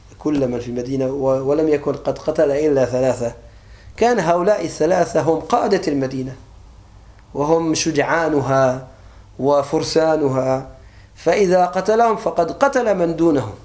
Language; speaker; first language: Arabic; native; Arabic